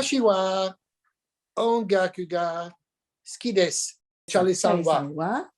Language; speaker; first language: Japanese; non-native, learner; English